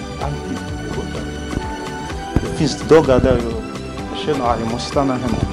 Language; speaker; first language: Swedish; non-native, fluent; Lingala